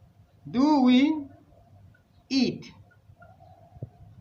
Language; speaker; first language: English; non-native, fluent; Arabic